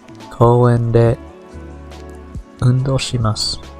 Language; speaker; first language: Japanese; non-native, learner; English